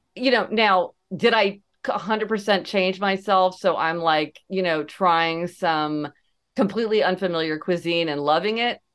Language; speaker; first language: English; native; English